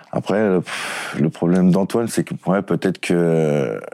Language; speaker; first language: French; native; French